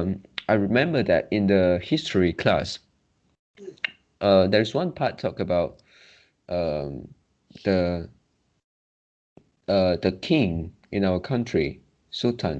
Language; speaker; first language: English; non-native, local second language; Chinese